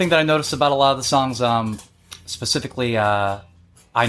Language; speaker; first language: English; native; English